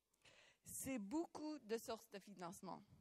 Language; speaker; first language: French; non-native, local second language; English